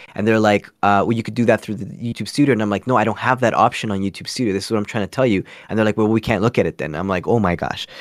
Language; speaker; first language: English; early bilingual, other home language; Spanish